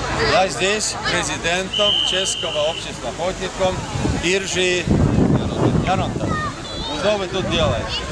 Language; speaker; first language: Russian; non-native, fluent; Estonian